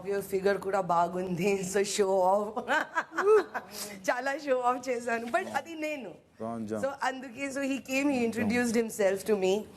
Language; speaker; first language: Telugu; non-native, fluent; Hindi